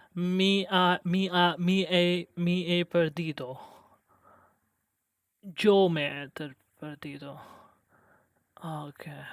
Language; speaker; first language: Spanish; non-native, learner; English